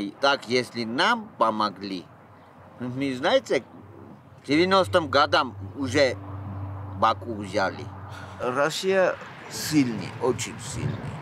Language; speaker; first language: Russian; non-native, local second language; Armenian